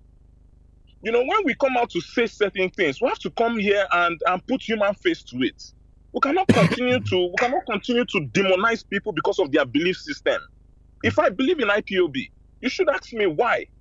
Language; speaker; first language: English; non-native, local second language; Igbo